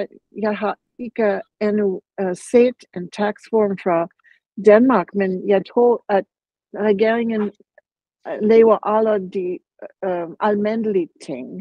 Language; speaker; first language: Danish; non-native, learner; English